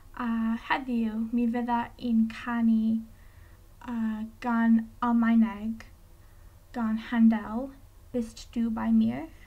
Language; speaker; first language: Welsh; non-native, learner; English